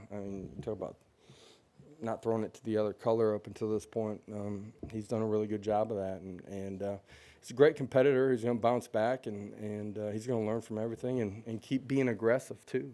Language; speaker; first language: English; native; English